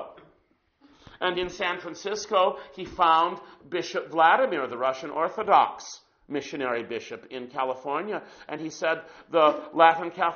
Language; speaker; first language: English; native; English